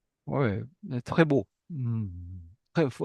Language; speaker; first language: French; non-native, fluent; Japanese